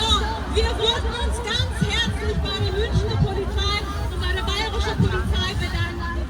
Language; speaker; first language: German; non-native, fluent; Persian